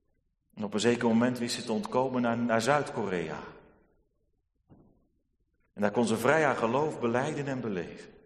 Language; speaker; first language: Dutch; native; Dutch